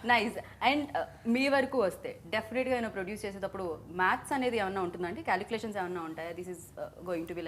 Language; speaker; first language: Telugu; native; Telugu